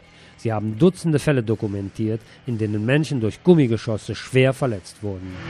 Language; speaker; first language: German; native; German